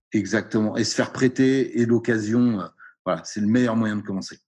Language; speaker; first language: French; native; French